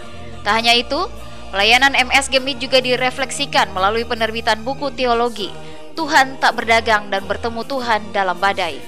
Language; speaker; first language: Indonesian; native; Indonesian